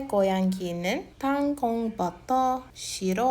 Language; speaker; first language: Korean; non-native, fluent; English